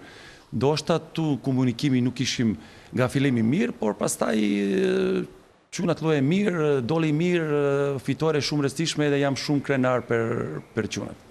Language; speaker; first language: Albanian; non-native, learner; Serbian